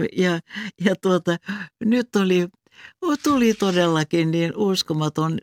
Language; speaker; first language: Finnish; non-native, local second language; Swedish